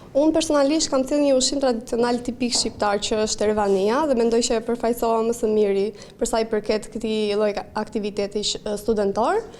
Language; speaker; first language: Albanian; native; Albanian